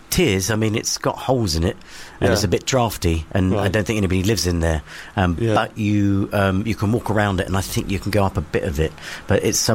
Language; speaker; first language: English; native; English